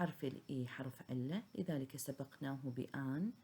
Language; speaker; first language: Arabic; native; Arabic